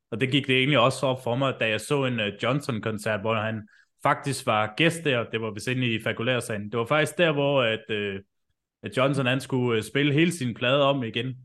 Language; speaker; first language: Danish; native; Danish